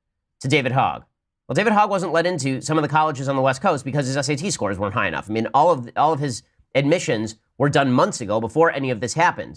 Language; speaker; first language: English; native; English